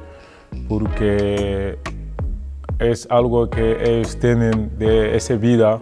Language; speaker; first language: Spanish; non-native, fluent; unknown